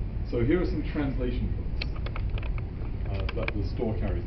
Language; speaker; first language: English; native; English